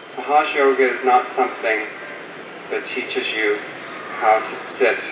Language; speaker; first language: English; native; English